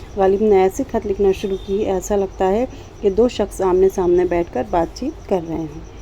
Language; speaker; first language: Urdu; native; Urdu